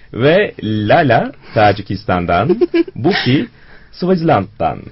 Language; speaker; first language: Turkish; native; Turkish